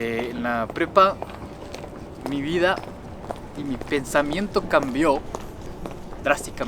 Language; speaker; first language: Spanish; non-native, fluent; Japanese